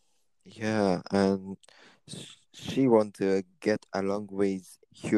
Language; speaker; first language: English; non-native, learner; Japanese